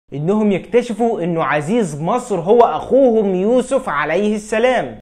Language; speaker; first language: Arabic; native; Arabic